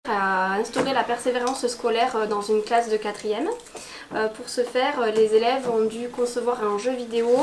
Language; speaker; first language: French; native; French